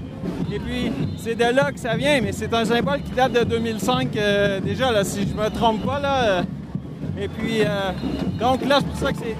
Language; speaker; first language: French; native; French